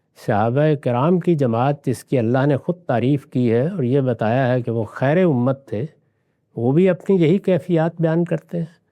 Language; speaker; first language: Urdu; non-native, local second language; Punjabi